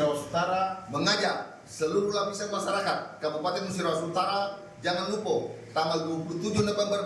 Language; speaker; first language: Malay; native; Malay